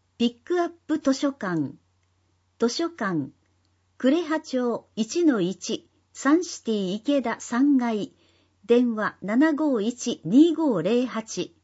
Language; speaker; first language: Japanese; non-native, fluent; Indonesian